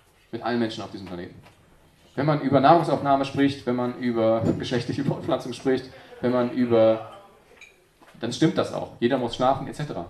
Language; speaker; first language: German; native; German